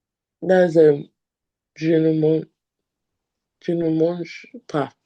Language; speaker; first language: French; non-native, learner; English